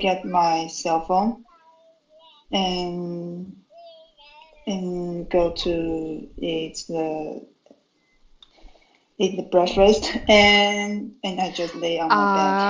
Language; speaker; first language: English; non-native, learner; Chinese